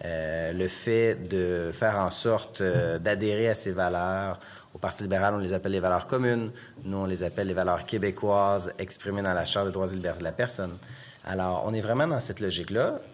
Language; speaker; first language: French; native; French